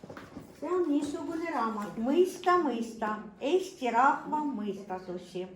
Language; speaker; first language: Estonian; non-native, local second language; Russian